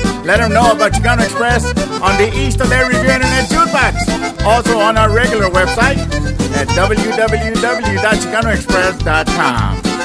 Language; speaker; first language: English; early bilingual, other home language; Spanish